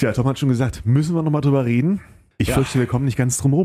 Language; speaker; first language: German; native; German